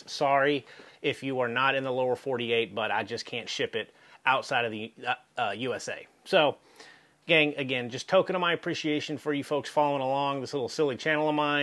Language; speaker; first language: English; native; English